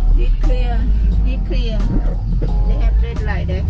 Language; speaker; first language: English; non-native, learner; Finnish